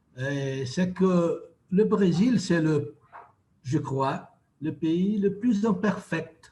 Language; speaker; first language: French; non-native, fluent; Portuguese